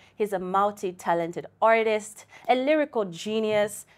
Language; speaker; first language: English; non-native, local second language; Bemba